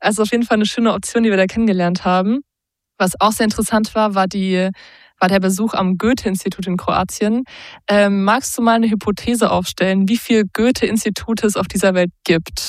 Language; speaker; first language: German; native; German